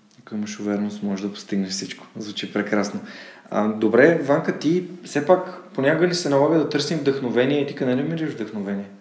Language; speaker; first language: Bulgarian; native; Bulgarian